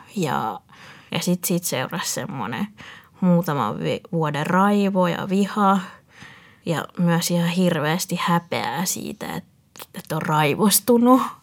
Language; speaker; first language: Finnish; early bilingual, other home language; Vietnamese